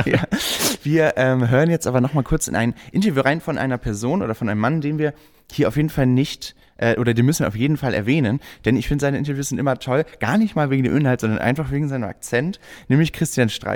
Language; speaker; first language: German; native; German